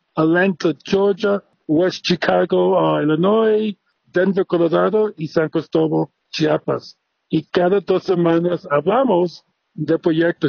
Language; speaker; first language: Spanish; early bilingual, heritage; Spanish